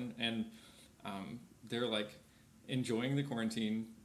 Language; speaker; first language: English; native; English